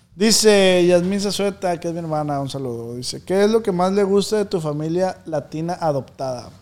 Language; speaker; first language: Spanish; native; Spanish